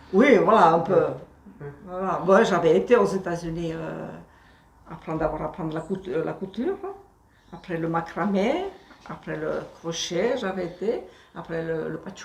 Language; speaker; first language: French; non-native, local second language; Basque